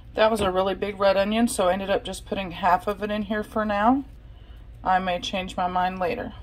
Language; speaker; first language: English; native; English